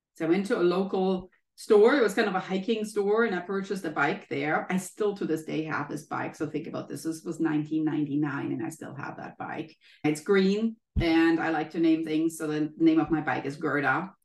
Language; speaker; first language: English; non-native, fluent; German